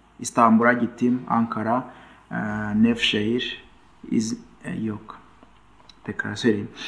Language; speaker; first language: Turkish; non-native, fluent; Kinyarwanda